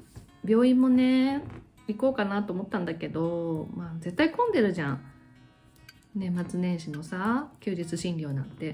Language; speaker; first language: Japanese; native; Japanese